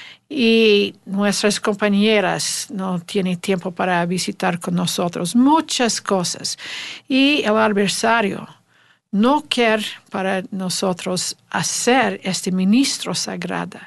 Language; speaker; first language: Spanish; non-native, learner; English